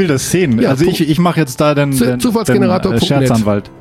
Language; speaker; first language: German; native; German